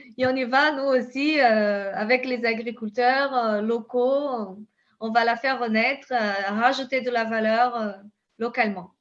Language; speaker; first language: French; non-native, fluent; Portuguese